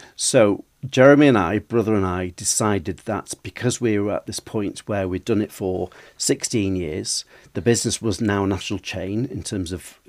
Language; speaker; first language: English; native; English